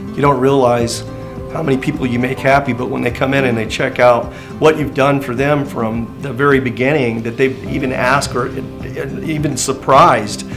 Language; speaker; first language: English; native; English